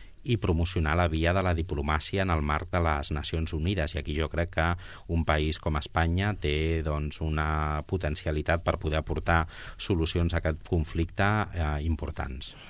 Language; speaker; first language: Catalan; non-native, local second language; Spanish